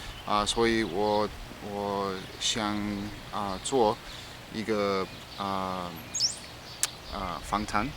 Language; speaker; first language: Chinese; non-native, learner; English